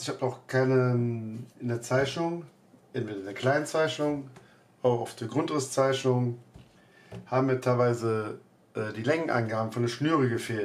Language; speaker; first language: German; native; German